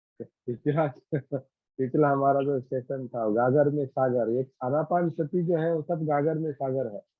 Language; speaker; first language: Hindi; non-native, local second language; Marathi